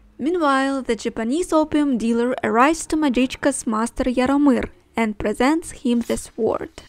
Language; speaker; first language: English; non-native, fluent; Ukrainian